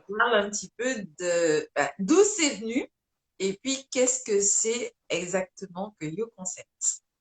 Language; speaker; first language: French; native; French